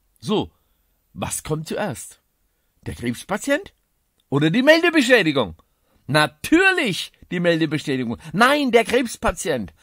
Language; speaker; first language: German; native; German